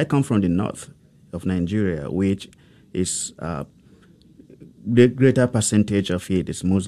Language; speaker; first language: English; non-native, local second language; Hausa